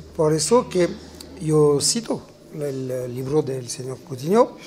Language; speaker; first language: Spanish; non-native, fluent; French